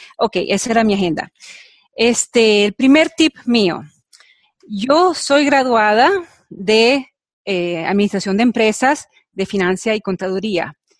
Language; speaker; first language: Spanish; native; Spanish